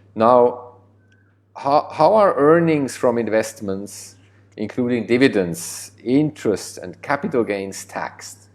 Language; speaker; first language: English; non-native, fluent; German